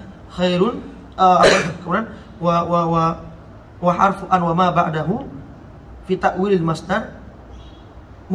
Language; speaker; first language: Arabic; non-native, fluent; Indonesian